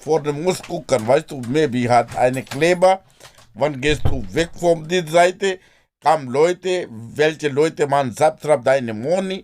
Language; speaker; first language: German; non-native, learner; Punjabi